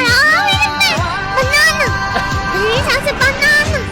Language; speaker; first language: Filipino; non-native, learner; Japanese